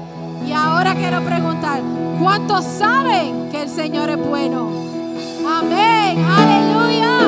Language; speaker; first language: Spanish; native; Spanish